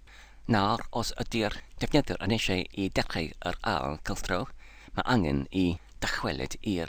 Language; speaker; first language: Welsh; non-native, learner; English